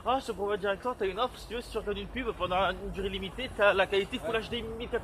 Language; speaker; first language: French; native; French